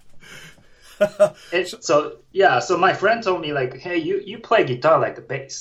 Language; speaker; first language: English; non-native, fluent; Japanese